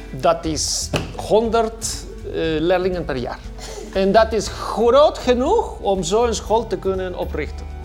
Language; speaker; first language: Dutch; non-native, fluent; Spanish